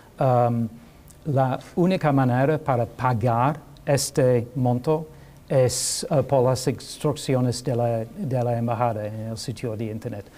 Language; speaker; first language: Spanish; non-native, learner; English